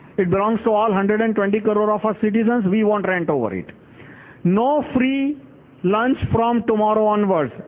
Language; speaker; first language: English; non-native, local second language; Gujarati